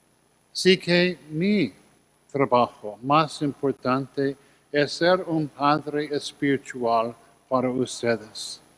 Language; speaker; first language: Spanish; non-native, learner; English